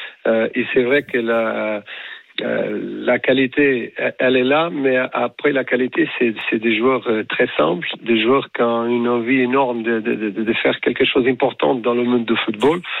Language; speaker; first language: French; non-native, fluent; Portuguese